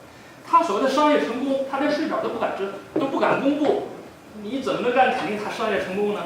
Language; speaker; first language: Chinese; native; Chinese